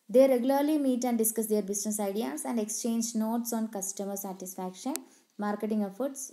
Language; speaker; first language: English; non-native, local second language; Malayalam